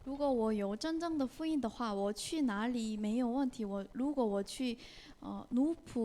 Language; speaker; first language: Chinese; non-native, fluent; Korean